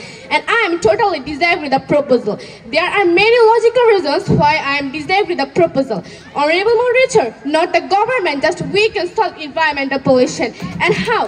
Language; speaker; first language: English; non-native, learner; Bangla